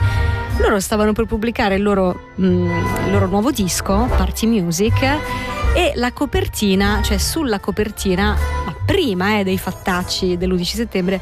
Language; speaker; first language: Italian; native; Italian